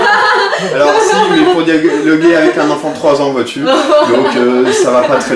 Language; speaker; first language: French; native; French